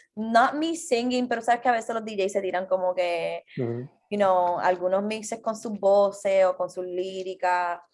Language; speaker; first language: Spanish; native; Spanish